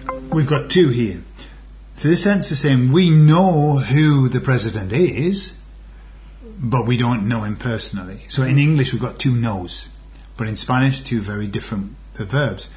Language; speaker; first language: English; native; English